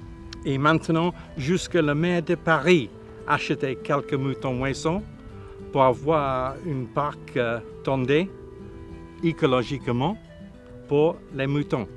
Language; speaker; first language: French; non-native, learner; English